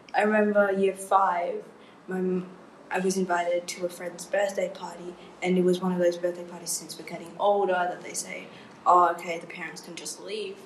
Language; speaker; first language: English; native; English